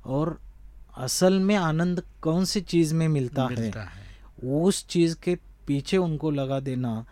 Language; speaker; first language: Hindi; non-native, local second language; Marathi